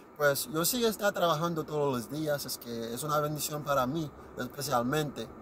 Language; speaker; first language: Spanish; non-native, learner; Haitian Creole